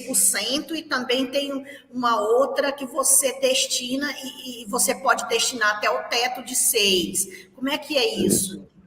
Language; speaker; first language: Portuguese; native; Portuguese